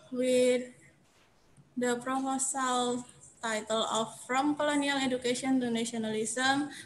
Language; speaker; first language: English; non-native, fluent; Indonesian